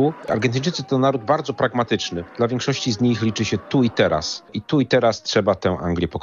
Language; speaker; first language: Polish; native; Polish